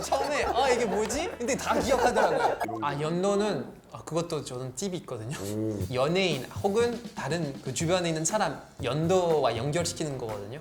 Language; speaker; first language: Korean; non-native, fluent; French